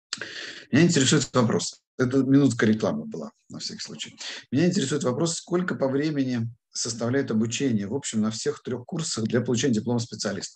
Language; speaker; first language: Russian; native; Russian